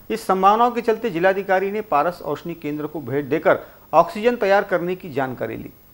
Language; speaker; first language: Hindi; non-native, local second language; Marathi